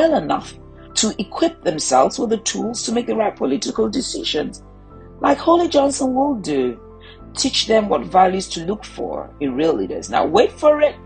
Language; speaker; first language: English; non-native, local second language; Yoruba